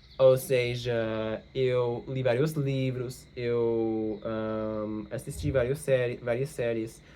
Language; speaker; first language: Portuguese; non-native, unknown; English